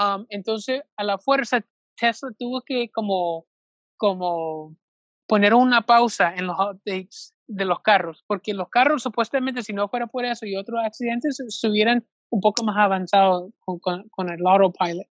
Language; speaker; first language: Spanish; early bilingual, heritage; Spanish